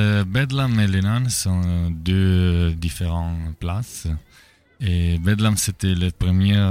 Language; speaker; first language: French; non-native, learner; Italian